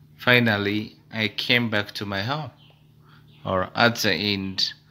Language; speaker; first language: English; non-native, fluent; Amharic